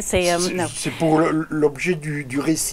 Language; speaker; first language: French; native; French